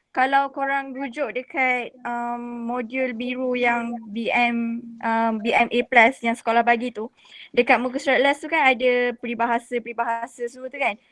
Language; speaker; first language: Malay; native; Malay